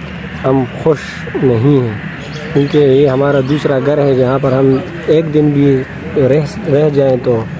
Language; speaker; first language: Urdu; non-native, local second language; Pashto